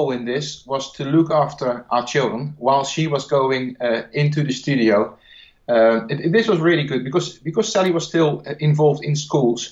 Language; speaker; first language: English; non-native, fluent; Dutch